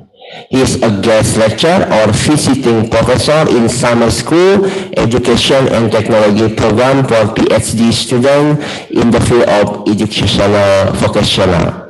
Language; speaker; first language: English; non-native, learner; Indonesian